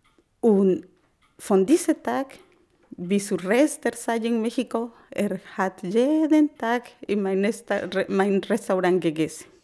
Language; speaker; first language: German; non-native, learner; Spanish